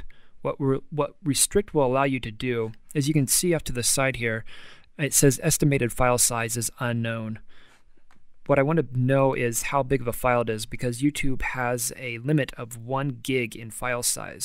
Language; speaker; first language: English; native; English